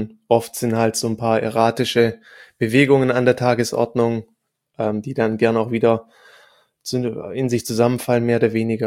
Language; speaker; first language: German; native; German